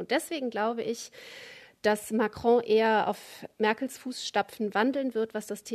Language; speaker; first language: German; native; German